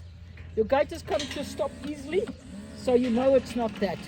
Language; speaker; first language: English; native; English